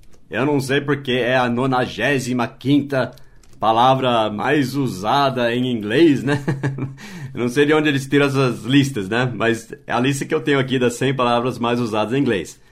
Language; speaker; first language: Portuguese; non-native, fluent; English